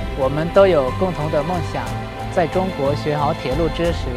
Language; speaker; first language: Chinese; non-native, learner; Lao